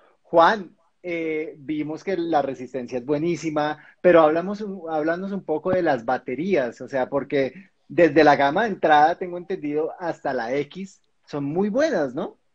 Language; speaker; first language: Spanish; native; Spanish